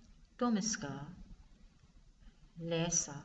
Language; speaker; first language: Swedish; non-native, fluent; Persian